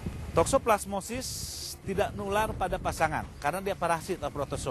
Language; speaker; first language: Indonesian; native; Indonesian